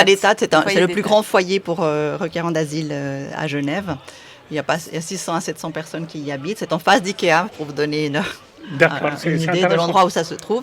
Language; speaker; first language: French; native; French